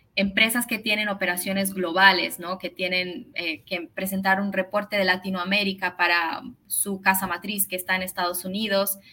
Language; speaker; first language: Spanish; early bilingual, heritage; Spanish